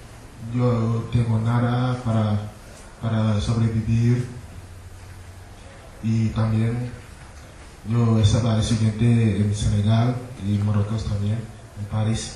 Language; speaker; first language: Spanish; non-native, learner; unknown